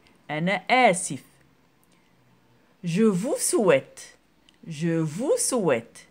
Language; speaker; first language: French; non-native, local second language; Arabic